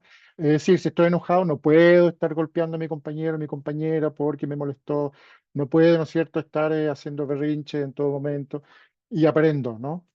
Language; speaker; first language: Spanish; native; Spanish